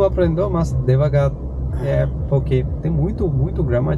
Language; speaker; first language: Portuguese; non-native, learner; Sinhala